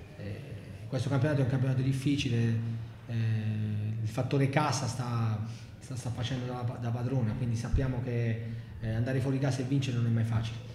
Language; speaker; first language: Italian; native; Italian